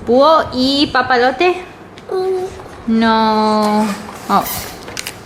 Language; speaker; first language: Spanish; non-native, learner; English